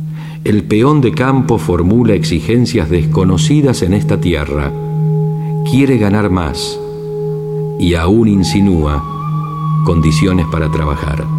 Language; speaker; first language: Spanish; native; Spanish